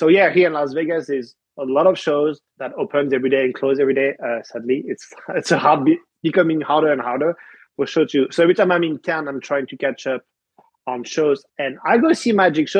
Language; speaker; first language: English; non-native, fluent; French